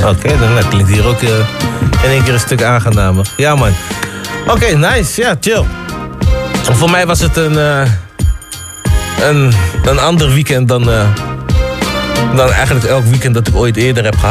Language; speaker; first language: Dutch; native; Dutch